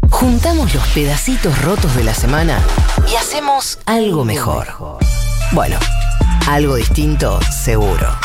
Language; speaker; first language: Spanish; native; Spanish